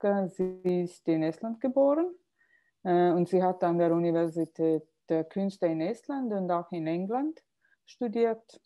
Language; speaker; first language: German; non-native, fluent; Estonian